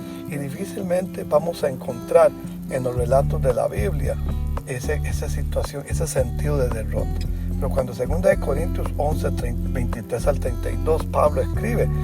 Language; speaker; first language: Spanish; native; Spanish